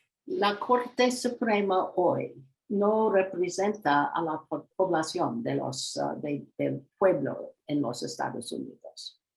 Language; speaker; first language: Spanish; non-native, learner; English